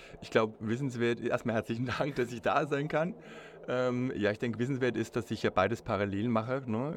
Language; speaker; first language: German; native; German